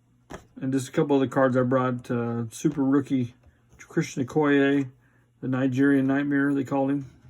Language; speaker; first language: English; native; English